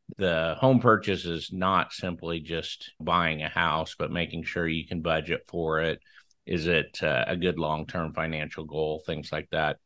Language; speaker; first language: English; native; English